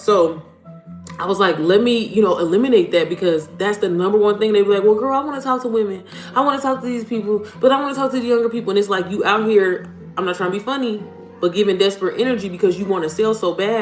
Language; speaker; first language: English; native; English